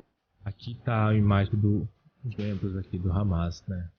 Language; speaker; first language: Portuguese; native; Portuguese